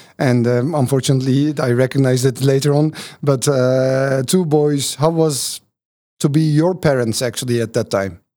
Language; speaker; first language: English; non-native, fluent; Turkish